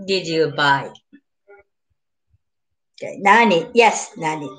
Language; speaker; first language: English; non-native, learner; Japanese